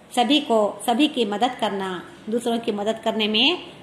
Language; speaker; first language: Hindi; non-native, local second language; Kannada